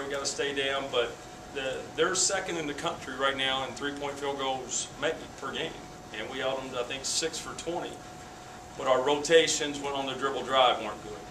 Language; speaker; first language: English; native; English